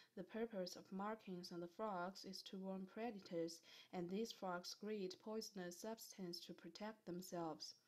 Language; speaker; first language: English; non-native, fluent; Chinese